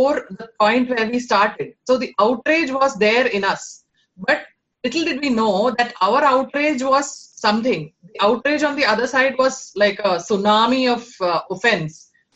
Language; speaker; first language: English; non-native, local second language; Malayalam